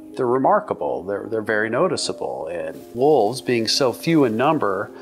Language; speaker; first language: English; native; English